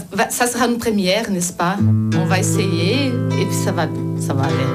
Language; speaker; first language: French; non-native, fluent; Portuguese